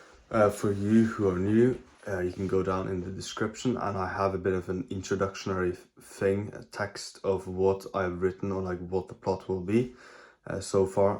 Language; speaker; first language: English; non-native, fluent; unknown